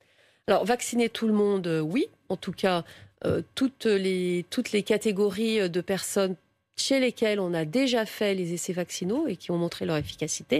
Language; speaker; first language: French; native; French